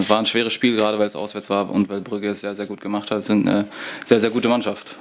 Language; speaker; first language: German; native; German